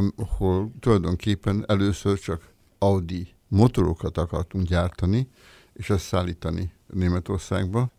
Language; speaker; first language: Hungarian; native; Hungarian